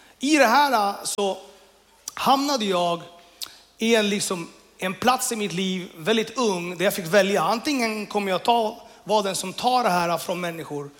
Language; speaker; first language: Swedish; early bilingual, other home language; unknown